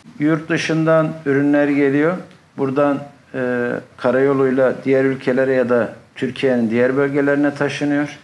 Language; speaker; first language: Turkish; native; Turkish